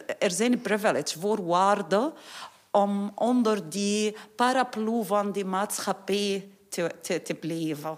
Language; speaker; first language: Dutch; non-native, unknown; Arabic